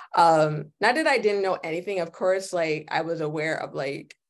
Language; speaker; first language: English; native; English